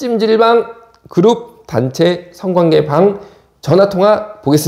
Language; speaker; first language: Korean; native; Korean